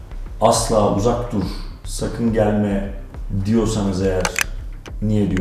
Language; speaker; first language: Turkish; native; Turkish